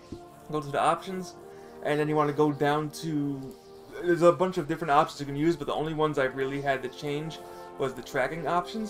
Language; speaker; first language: English; native; English